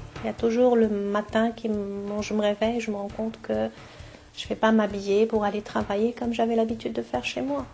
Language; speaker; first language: French; non-native, local second language; Arabic